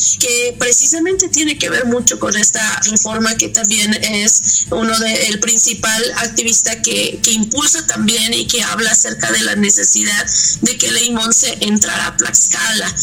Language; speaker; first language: Spanish; native; Spanish